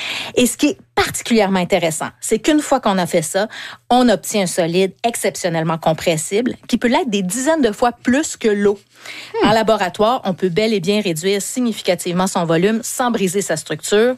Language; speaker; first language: French; native; French